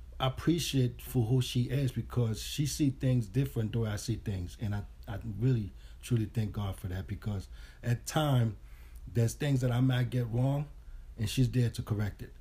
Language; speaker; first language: English; early bilingual, other home language; Haitian Creole